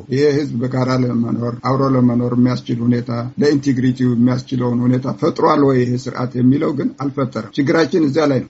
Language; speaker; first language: Amharic; non-native, local second language; Tigrinya